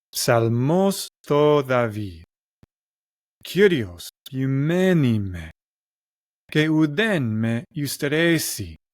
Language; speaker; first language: Greek; non-native, learner; English